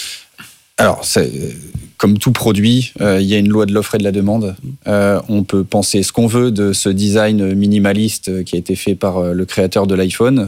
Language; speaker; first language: French; native; French